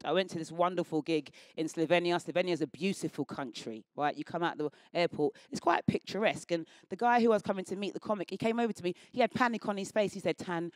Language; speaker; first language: English; native; English